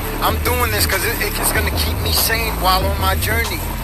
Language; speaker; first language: English; early bilingual, other home language; Spanish